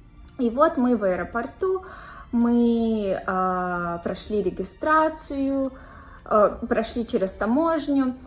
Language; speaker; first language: Russian; native; Russian